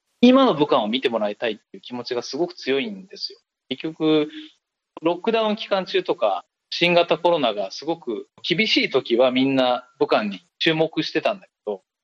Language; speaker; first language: Japanese; native; Japanese